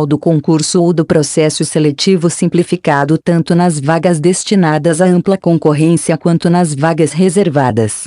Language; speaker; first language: Portuguese; native; Portuguese